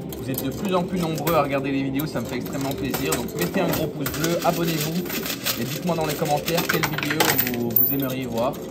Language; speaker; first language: French; native; French